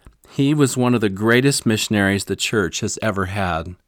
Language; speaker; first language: English; native; English